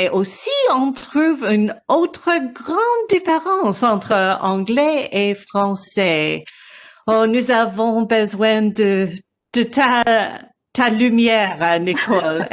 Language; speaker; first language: French; non-native, learner; English